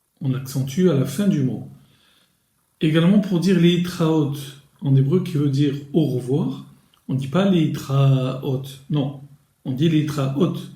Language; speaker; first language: French; native; French